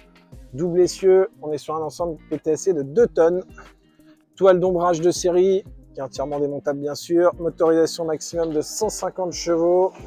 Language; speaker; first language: French; native; French